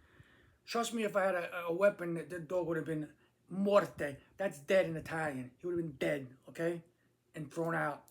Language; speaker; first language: English; native; English